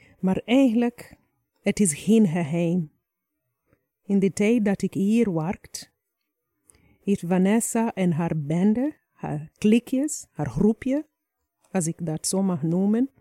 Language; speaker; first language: Dutch; non-native, fluent; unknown